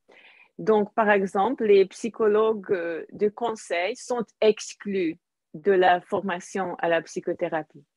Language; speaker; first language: French; non-native, fluent; Hungarian